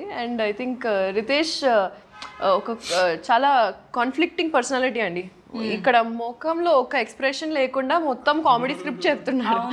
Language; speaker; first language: Telugu; non-native, local second language; Urdu